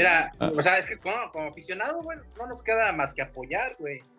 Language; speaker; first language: Spanish; native; Spanish